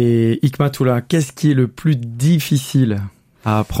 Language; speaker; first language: French; native; French